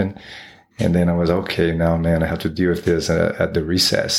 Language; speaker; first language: English; non-native, fluent; Portuguese